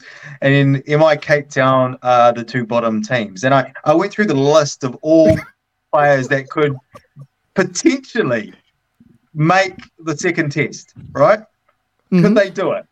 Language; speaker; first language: English; native; English